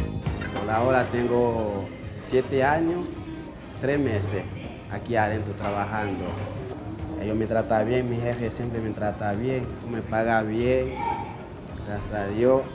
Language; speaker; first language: Spanish; non-native, learner; Haitian Creole